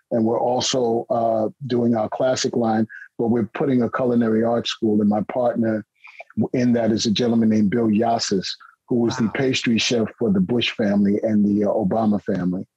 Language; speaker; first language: English; native; English